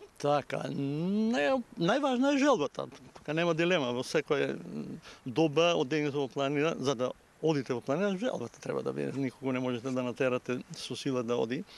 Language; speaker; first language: Macedonian; native; Macedonian